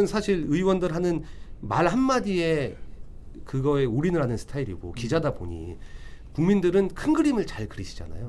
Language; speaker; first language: Korean; native; Korean